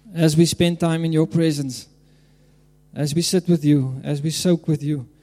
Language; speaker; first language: English; non-native, local second language; Afrikaans